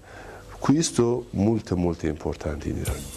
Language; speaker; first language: Italian; non-native, learner; Persian